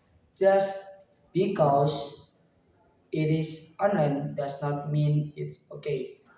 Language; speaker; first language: English; non-native, learner; Indonesian